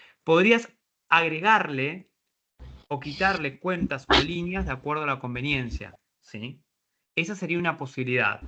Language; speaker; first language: Spanish; native; Spanish